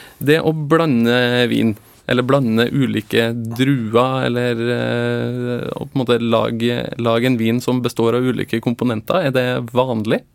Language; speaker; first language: Norwegian; native; Norwegian